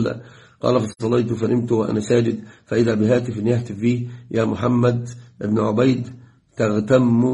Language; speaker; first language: Arabic; native; Arabic